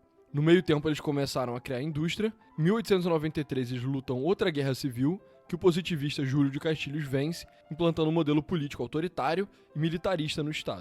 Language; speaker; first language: Portuguese; native; Portuguese